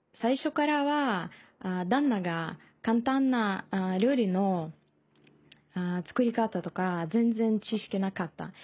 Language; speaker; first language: Japanese; non-native, learner; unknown